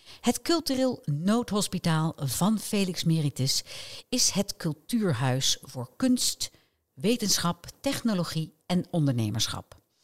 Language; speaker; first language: Dutch; native; Dutch